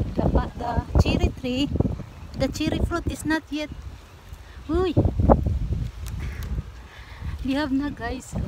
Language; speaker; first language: English; non-native, learner; Filipino